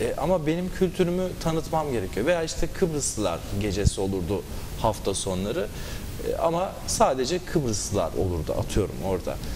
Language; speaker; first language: Turkish; native; Turkish